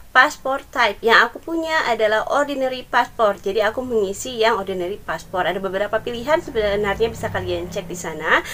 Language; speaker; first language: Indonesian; native; Indonesian